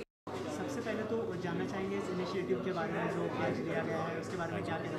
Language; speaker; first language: Hindi; native; Hindi